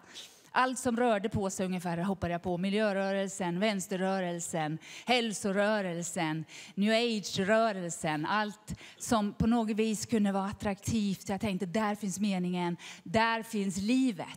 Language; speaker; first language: Swedish; native; Swedish